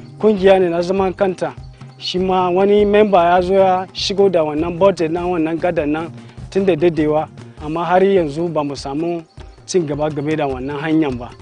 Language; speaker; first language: Hausa; non-native, local second language; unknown